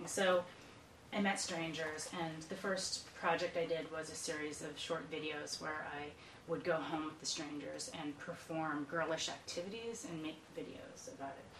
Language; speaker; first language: English; native; English